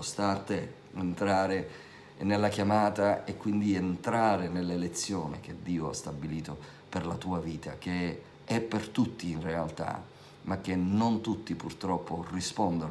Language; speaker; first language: Italian; native; Italian